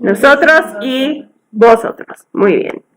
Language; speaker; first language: Spanish; non-native, fluent; English